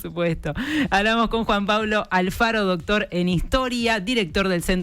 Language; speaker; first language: Spanish; native; Spanish